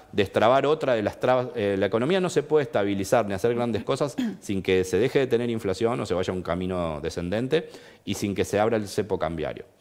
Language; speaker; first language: Spanish; native; Spanish